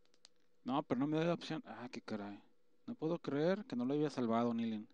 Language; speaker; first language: Spanish; native; Spanish